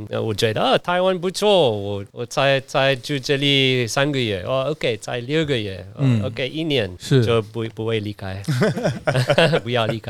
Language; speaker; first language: Chinese; non-native, learner; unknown